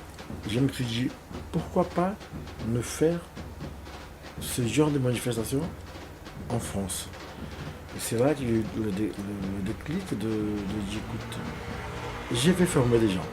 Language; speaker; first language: French; non-native, fluent; Portuguese